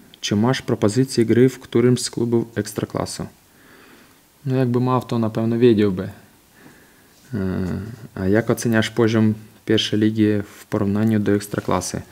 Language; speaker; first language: Polish; non-native, fluent; Ukrainian